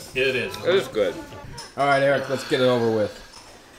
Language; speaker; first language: English; non-native, fluent; Japanese